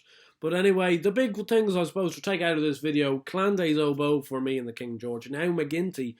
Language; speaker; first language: English; native; English